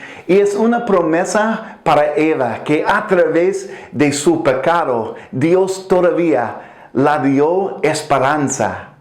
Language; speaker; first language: Spanish; non-native, fluent; English